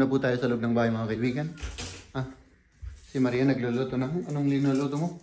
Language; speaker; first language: Filipino; native; Filipino